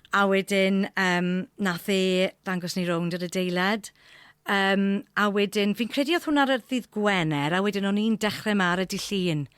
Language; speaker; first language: Welsh; non-native, local second language; English